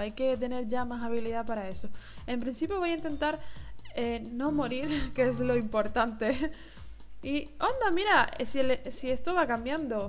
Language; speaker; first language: Spanish; native; Spanish